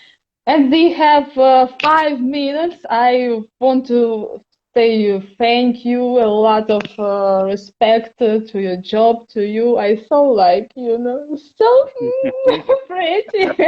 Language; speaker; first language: English; non-native, learner; Russian